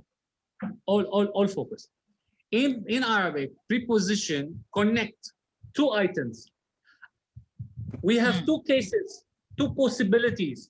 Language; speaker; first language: English; non-native, learner; Arabic